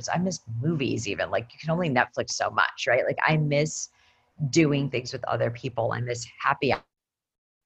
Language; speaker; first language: English; native; English